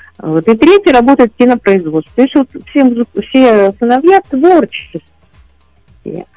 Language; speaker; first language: Russian; native; Russian